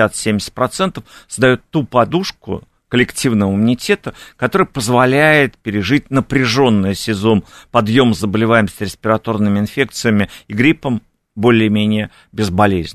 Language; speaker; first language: Russian; native; Russian